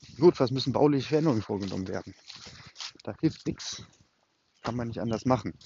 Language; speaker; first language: German; native; German